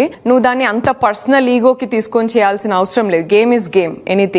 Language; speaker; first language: Telugu; native; Telugu